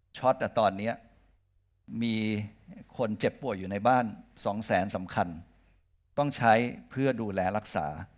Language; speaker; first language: Thai; native; Thai